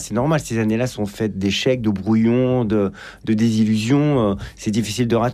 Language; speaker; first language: French; native; French